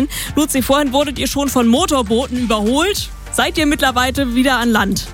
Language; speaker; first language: German; native; German